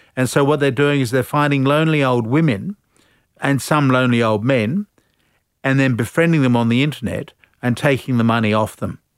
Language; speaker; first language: English; native; English